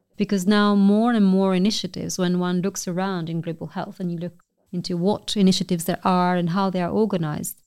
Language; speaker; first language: English; non-native, fluent; Albanian